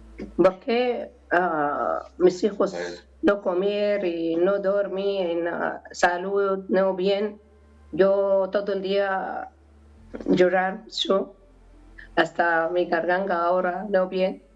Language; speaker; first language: Spanish; non-native, learner; Arabic